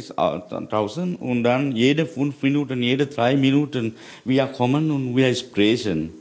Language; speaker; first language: German; non-native, learner; Sinhala